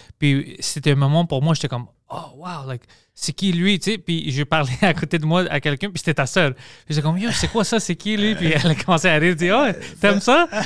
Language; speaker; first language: French; non-native, local second language; English